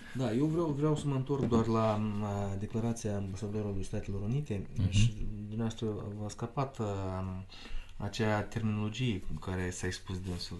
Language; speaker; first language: Romanian; non-native, local second language; Russian